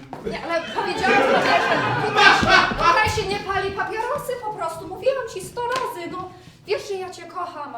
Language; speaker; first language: Polish; early bilingual, heritage; English